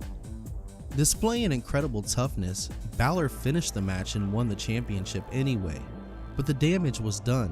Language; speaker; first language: English; native; English